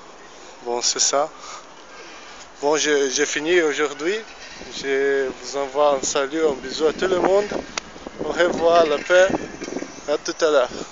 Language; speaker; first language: French; non-native, fluent; Portuguese